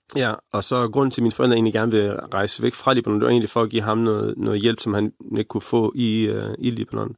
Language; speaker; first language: Danish; early bilingual, other home language; Arabic